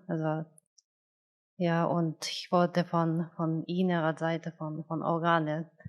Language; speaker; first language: German; non-native, fluent; Japanese